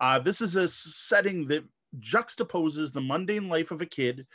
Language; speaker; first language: English; native; English